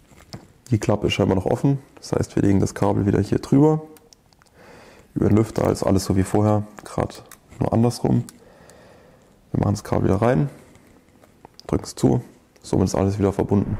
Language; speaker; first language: German; native; German